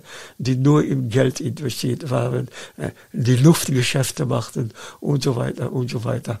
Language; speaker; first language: German; non-native, fluent; Dutch